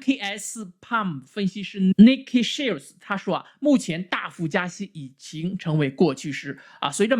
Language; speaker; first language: Chinese; native; Chinese